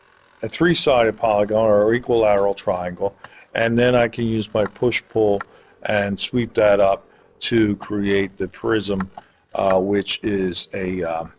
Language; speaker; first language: English; native; English